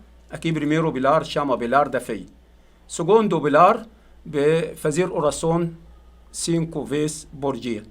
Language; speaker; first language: Portuguese; non-native, learner; Arabic